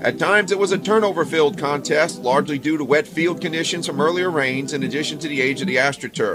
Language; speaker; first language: English; native; English